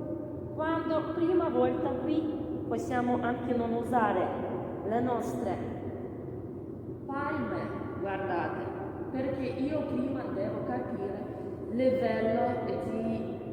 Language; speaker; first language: Italian; non-native, learner; Russian